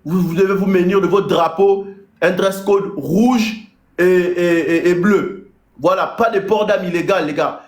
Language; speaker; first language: French; native; French